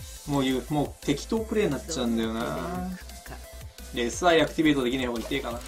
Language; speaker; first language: Japanese; native; Japanese